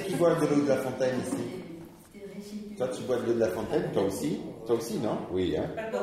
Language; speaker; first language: French; native; French